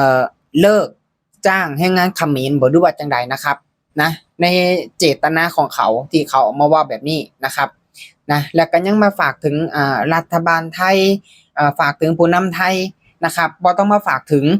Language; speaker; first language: Thai; non-native, local second language; Lao